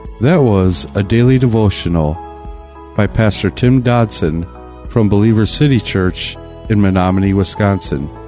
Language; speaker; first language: English; native; English